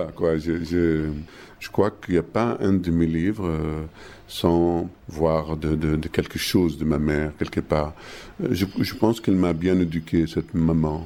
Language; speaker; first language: French; non-native, fluent; Arabic